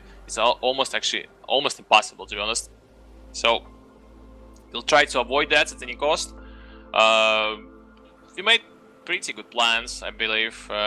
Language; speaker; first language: English; non-native, fluent; Russian